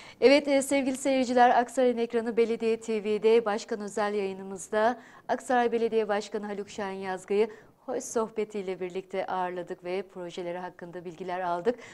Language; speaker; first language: Turkish; native; Turkish